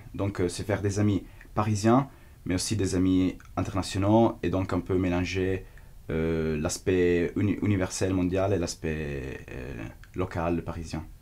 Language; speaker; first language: French; non-native, fluent; Italian